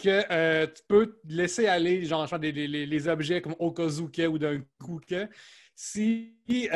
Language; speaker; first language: French; native; French